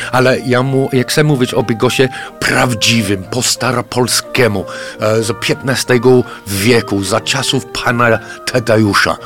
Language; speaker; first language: Polish; non-native, fluent; English